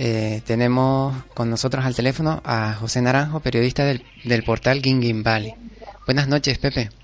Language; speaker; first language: Spanish; native; Spanish